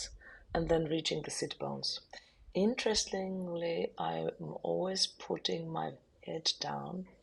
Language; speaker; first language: English; non-native, fluent; German